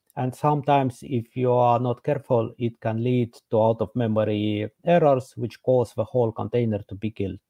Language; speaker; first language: English; non-native, fluent; Estonian